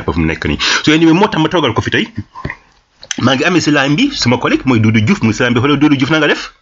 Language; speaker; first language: Wolof; non-native, local second language; Serer